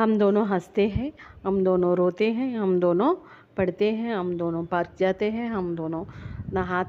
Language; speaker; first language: Hindi; non-native, local second language; Telugu